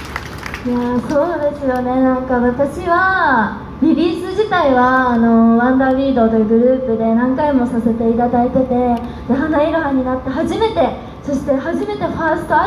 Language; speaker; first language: Japanese; native; Japanese